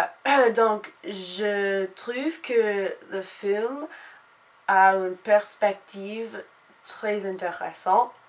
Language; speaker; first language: French; non-native, learner; English